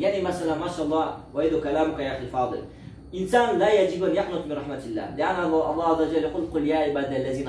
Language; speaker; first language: Arabic; non-native, learner; Uzbek